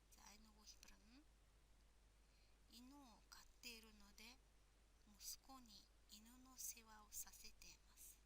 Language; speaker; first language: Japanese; non-native, fluent; Mongolian